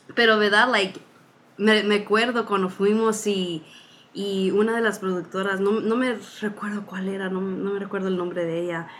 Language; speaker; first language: Spanish; early bilingual, heritage; Spanish